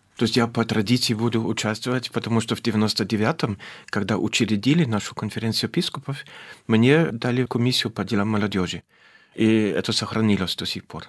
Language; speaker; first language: Russian; non-native, fluent; German